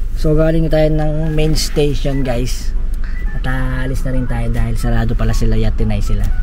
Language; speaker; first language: Filipino; native; Filipino